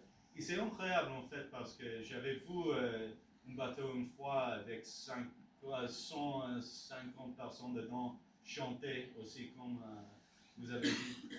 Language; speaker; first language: French; non-native, learner; English